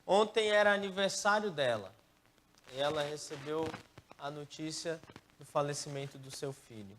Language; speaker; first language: Portuguese; native; Portuguese